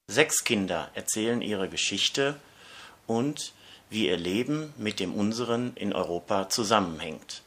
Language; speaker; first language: German; native; German